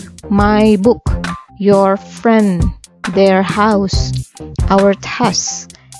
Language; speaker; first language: English; non-native, fluent; Indonesian